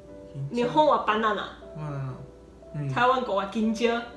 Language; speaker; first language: Japanese; non-native, learner; Chinese